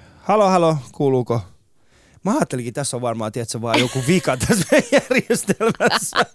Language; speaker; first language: Finnish; early bilingual, other home language; Persian